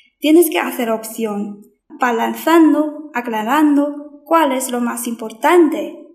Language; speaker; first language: Spanish; non-native, fluent; Chinese